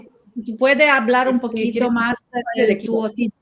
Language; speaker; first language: Spanish; non-native, learner; Italian